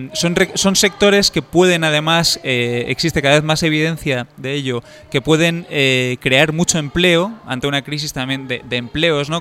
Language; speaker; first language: Spanish; native; Spanish